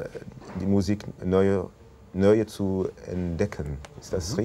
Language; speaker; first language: German; non-native, local second language; French